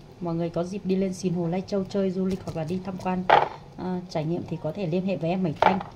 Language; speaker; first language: Vietnamese; non-native, local second language; Iu Mien